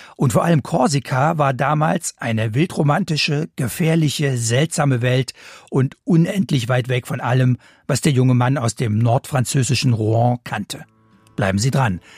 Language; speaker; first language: German; native; German